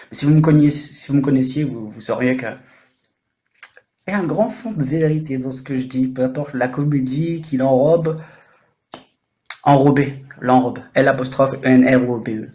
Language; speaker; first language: French; native; French